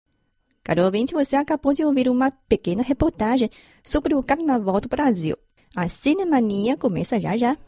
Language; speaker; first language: Portuguese; non-native, fluent; Chinese